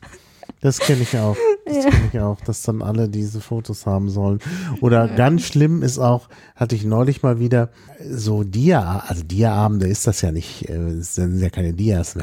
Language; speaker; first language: German; native; German